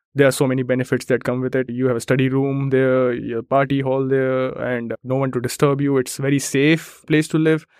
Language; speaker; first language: English; non-native, local second language; Hindi